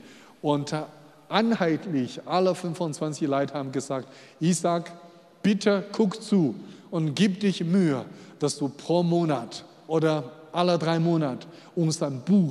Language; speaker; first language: German; non-native, fluent; Chinese